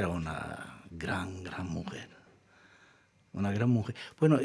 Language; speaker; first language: Spanish; early bilingual, heritage; Spanish